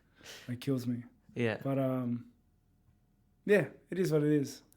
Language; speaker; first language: English; native; English